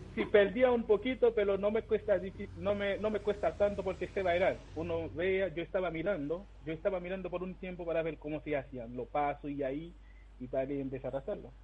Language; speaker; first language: Spanish; non-native, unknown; Haitian Creole